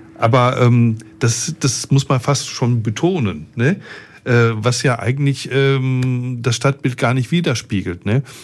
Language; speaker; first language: German; native; German